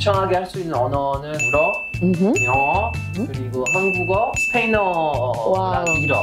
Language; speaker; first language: Korean; non-native, fluent; French